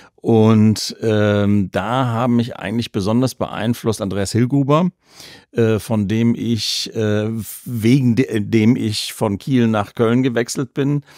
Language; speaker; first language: German; native; German